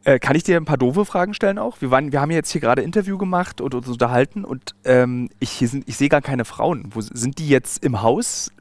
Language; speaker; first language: German; native; German